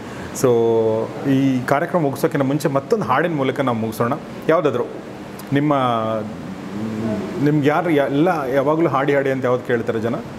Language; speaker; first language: Kannada; native; Kannada